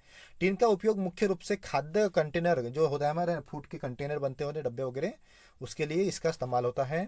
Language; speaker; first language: Hindi; non-native, local second language; Marathi